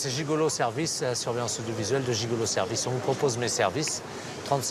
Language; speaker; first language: French; native; French